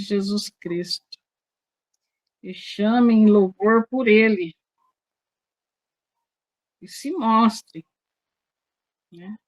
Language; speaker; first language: Portuguese; native; Portuguese